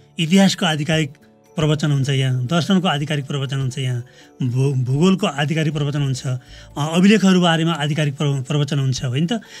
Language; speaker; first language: Nepali; native; Nepali